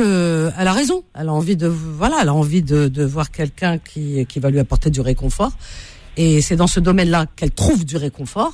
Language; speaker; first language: French; native; French